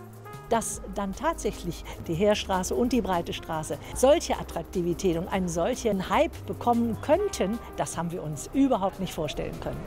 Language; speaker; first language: German; native; German